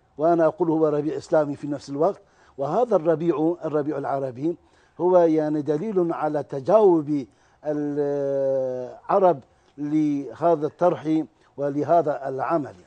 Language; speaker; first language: Arabic; non-native, fluent; Turkish